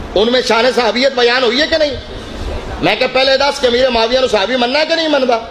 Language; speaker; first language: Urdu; non-native, local second language; Punjabi